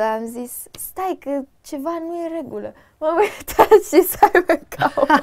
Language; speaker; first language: Romanian; early bilingual, heritage; Romanian